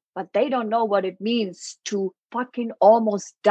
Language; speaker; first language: English; non-native, fluent; German